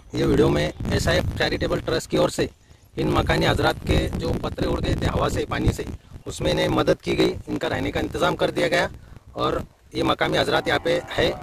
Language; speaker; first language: Hindi; non-native, local second language; Urdu